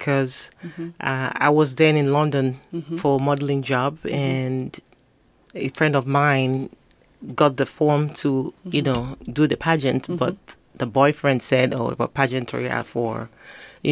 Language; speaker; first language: English; non-native, local second language; Igbo